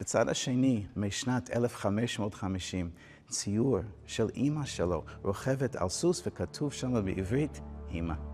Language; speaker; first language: Hebrew; non-native, fluent; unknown